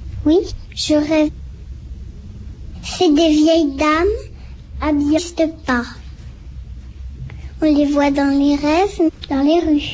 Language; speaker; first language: French; early bilingual, other home language; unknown